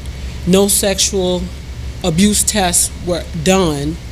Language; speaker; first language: English; native; English